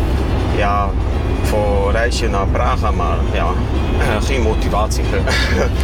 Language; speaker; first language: Dutch; non-native, fluent; Kashubian